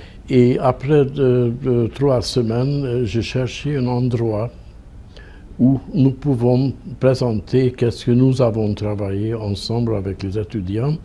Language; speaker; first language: French; non-native, fluent; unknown